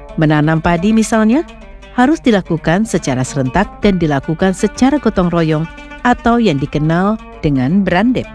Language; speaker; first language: Indonesian; native; Indonesian